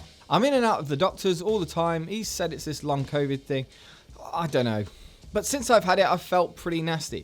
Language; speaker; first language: English; native; English